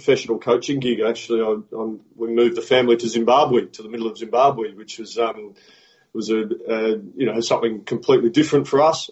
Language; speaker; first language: English; native; English